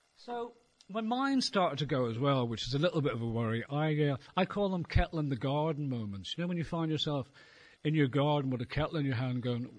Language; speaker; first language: English; native; English